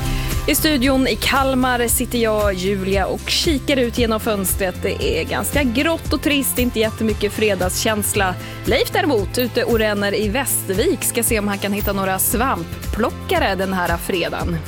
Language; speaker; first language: Swedish; native; Swedish